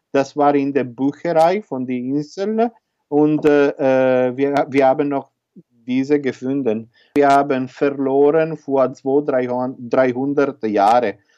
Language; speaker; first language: German; non-native, learner; Italian